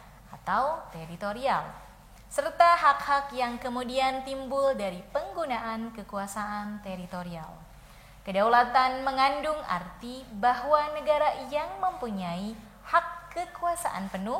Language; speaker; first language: Indonesian; native; Indonesian